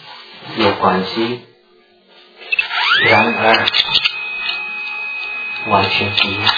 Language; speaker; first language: Chinese; non-native, fluent; Czech